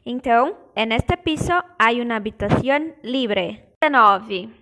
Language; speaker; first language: Spanish; non-native, fluent; Portuguese